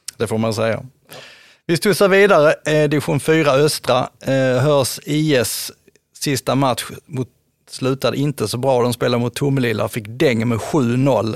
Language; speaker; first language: Swedish; native; Swedish